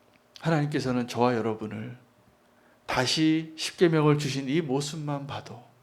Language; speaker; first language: Korean; native; Korean